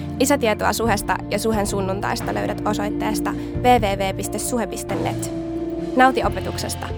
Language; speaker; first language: Finnish; native; Finnish